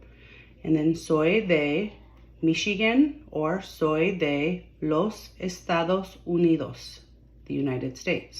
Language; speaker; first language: Spanish; non-native, learner; English